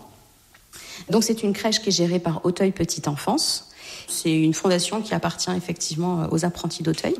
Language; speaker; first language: French; native; French